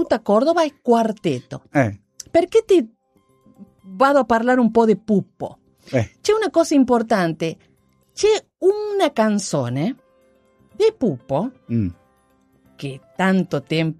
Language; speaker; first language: Italian; non-native, learner; Spanish